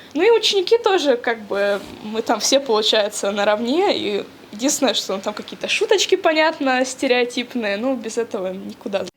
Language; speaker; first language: Russian; native; Russian